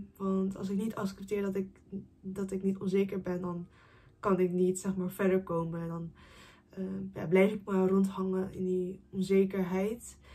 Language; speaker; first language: Dutch; early bilingual, other home language; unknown